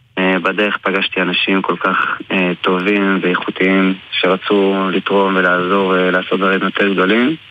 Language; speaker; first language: Hebrew; early bilingual, other home language; English